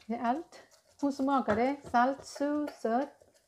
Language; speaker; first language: Swedish; non-native, fluent; Thai